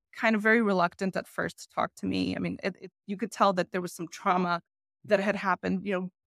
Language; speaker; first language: English; native; English